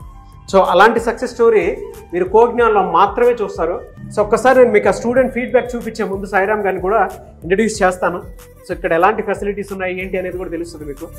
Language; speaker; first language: Telugu; native; Telugu